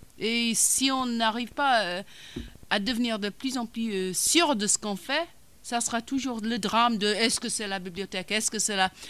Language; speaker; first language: French; non-native, fluent; English